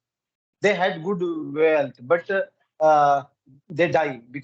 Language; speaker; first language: English; non-native, learner; Hindi